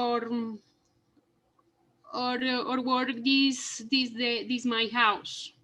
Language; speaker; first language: English; non-native, learner; Spanish